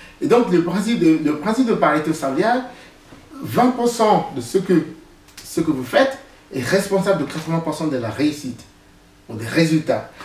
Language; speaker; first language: French; non-native, fluent; English